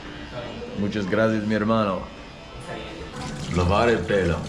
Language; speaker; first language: Spanish; non-native, learner; English